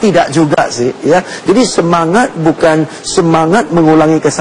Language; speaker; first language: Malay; non-native, local second language; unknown